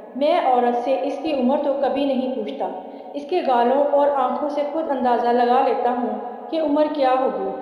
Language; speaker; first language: Urdu; native; Urdu